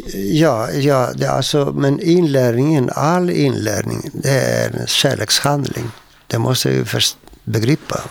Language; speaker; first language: Swedish; non-native, fluent; Greek